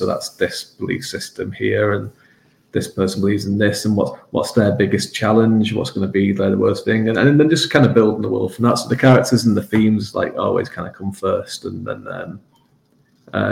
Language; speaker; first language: English; native; English